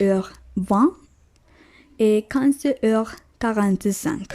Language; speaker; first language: French; non-native, learner; Spanish